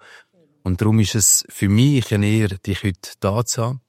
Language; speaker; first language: German; native; German